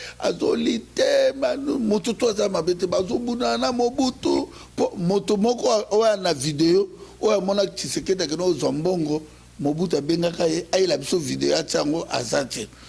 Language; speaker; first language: Lingala; native; Lingala